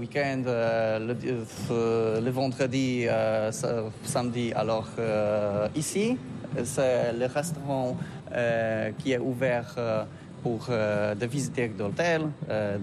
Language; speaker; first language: French; non-native, learner; Polish